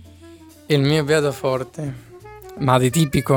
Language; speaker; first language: Italian; non-native, fluent; Spanish